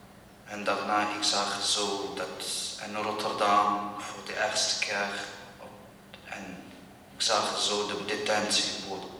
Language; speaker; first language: Dutch; non-native, learner; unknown